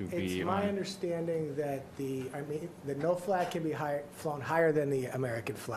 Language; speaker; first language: English; native; English